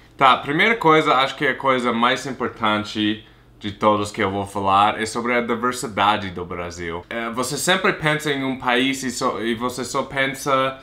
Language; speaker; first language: Portuguese; non-native, fluent; English